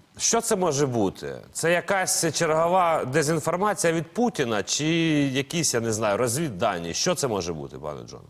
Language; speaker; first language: Ukrainian; native; Ukrainian